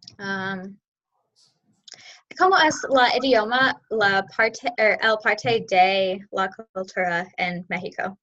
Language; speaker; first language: Spanish; non-native, learner; English